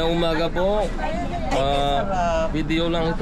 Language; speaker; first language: Filipino; non-native, fluent; Indonesian